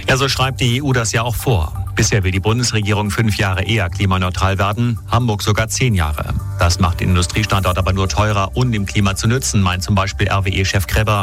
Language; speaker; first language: German; native; German